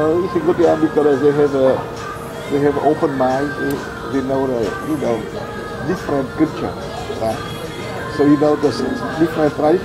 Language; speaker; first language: English; non-native, learner; Vietnamese